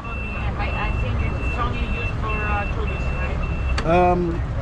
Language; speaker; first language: English; non-native, fluent; Greek